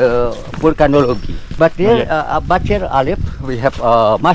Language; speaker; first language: English; non-native, learner; Indonesian